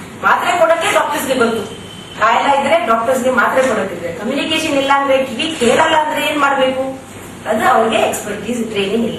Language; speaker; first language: Kannada; non-native, local second language; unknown